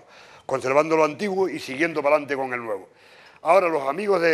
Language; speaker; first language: Spanish; native; Spanish